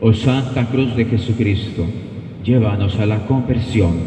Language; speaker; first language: Spanish; native; Spanish